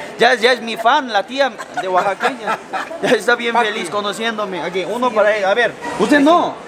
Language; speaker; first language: Spanish; non-native, fluent; Korean